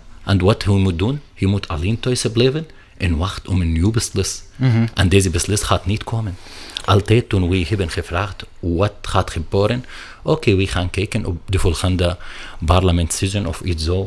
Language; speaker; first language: Dutch; non-native, learner; Arabic